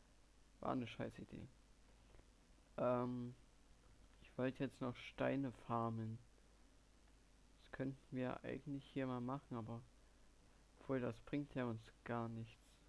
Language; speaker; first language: German; native; German